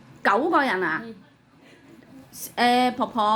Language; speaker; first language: Cantonese; native; Cantonese